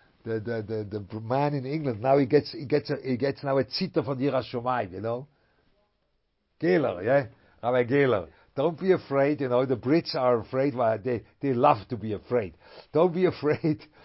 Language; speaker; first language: English; non-native, fluent; German